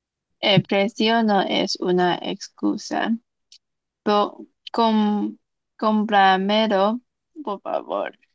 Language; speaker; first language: Spanish; non-native, learner; Chinese